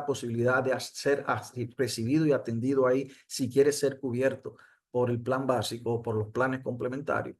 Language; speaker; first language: Spanish; native; Spanish